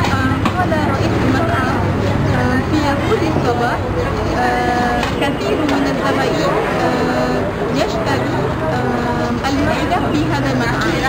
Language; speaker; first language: Arabic; non-native, learner; Malay